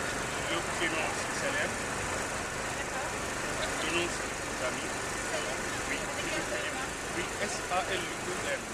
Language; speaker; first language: French; non-native, fluent; Arabic